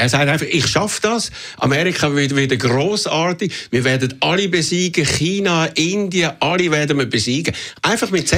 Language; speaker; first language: German; native; German